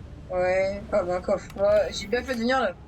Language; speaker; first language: French; native; French